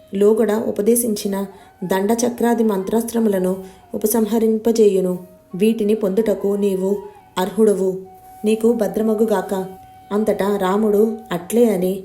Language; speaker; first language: Telugu; native; Telugu